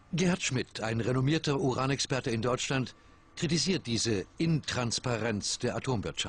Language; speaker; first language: German; native; German